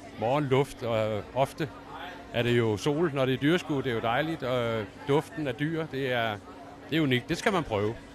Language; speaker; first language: Danish; native; Danish